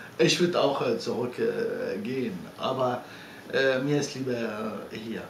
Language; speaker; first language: German; non-native, fluent; Arabic